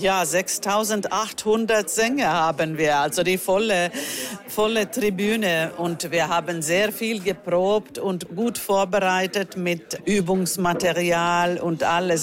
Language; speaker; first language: German; non-native, fluent; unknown